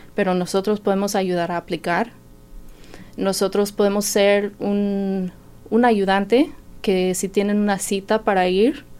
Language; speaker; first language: Spanish; non-native, fluent; English